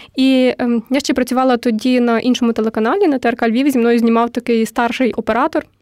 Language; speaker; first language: Ukrainian; native; Ukrainian